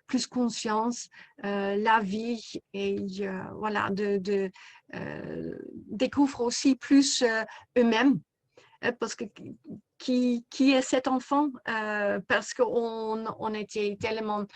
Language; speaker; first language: French; non-native, fluent; Dutch